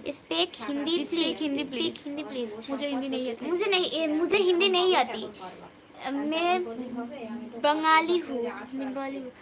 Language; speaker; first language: Hindi; non-native, local second language; Bangla